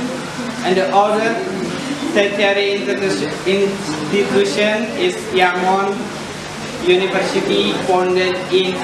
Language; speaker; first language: English; non-native, learner; Indonesian